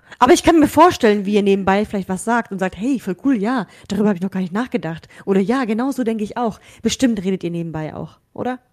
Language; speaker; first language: German; early bilingual, other home language; Russian